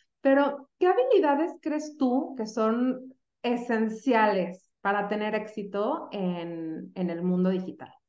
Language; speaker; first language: Spanish; native; Spanish